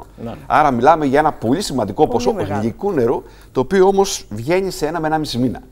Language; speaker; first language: Greek; native; Greek